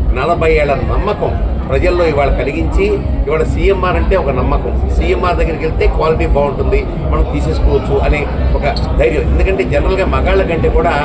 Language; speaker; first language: Telugu; native; Telugu